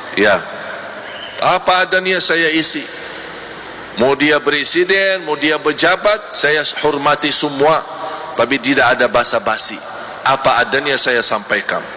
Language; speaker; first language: Malay; non-native, fluent; Arabic